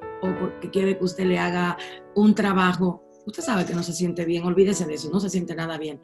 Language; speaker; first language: Spanish; native; Spanish